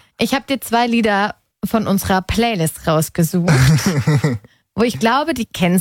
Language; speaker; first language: German; native; German